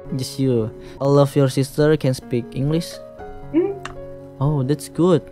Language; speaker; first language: English; non-native, learner; Indonesian